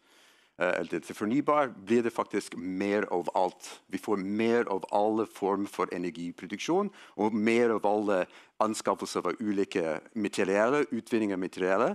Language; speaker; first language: Norwegian; non-native, fluent; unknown